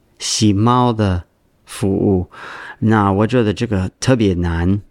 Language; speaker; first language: Chinese; non-native, learner; English